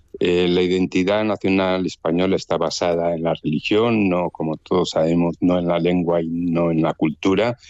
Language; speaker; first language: Spanish; native; Spanish